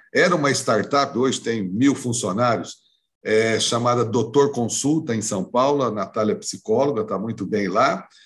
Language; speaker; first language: Portuguese; native; Portuguese